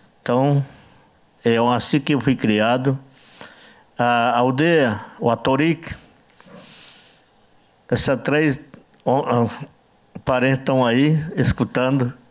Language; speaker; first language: Portuguese; non-native, learner; Yanomámi